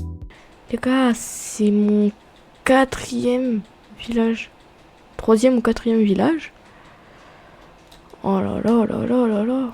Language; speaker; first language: French; native; French